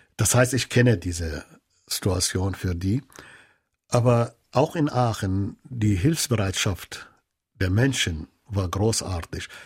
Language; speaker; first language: German; non-native, fluent; Arabic